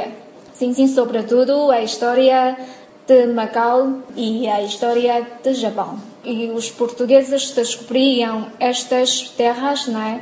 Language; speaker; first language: Portuguese; non-native, learner; Chinese